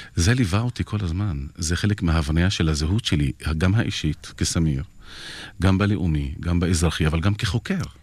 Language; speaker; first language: Hebrew; non-native, local second language; Arabic